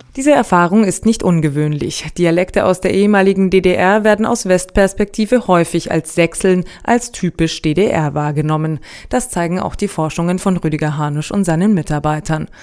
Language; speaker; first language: German; native; German